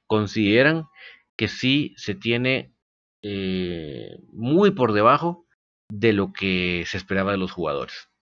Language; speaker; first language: Spanish; native; Spanish